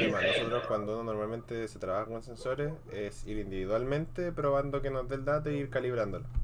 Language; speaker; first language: Spanish; native; Spanish